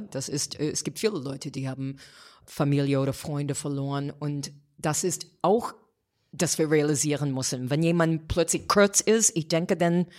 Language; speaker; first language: German; non-native, fluent; English